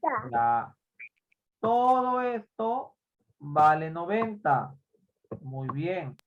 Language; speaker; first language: Spanish; native; Spanish